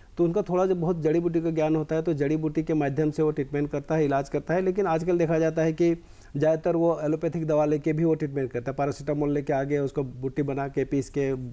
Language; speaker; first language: Hindi; native; Hindi